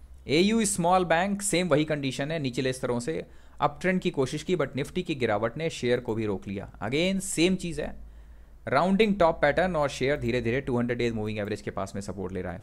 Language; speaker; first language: Hindi; native; Hindi